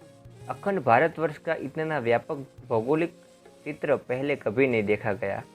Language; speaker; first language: Hindi; native; Hindi